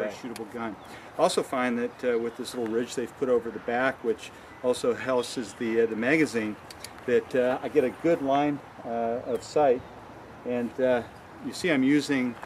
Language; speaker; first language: English; native; English